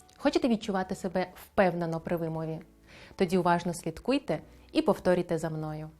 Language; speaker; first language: Ukrainian; non-native, local second language; Crimean Tatar